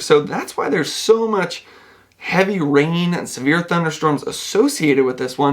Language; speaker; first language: English; native; English